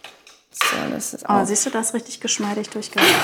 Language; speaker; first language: German; native; German